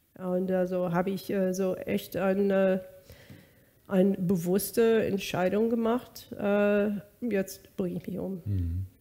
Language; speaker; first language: German; non-native, fluent; English